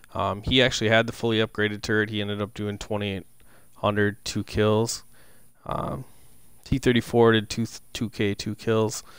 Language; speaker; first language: English; native; English